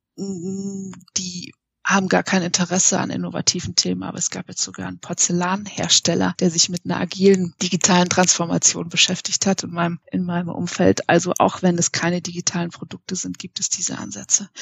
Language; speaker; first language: German; native; German